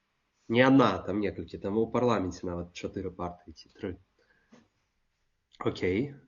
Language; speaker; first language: Belarusian; non-native, local second language; Russian